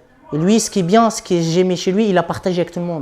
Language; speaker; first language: French; non-native, local second language; Arabic